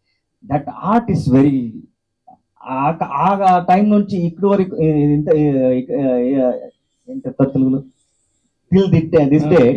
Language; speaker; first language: Telugu; non-native, learner; Kannada